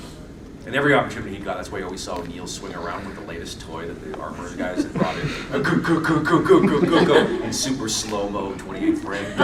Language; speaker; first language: English; native; English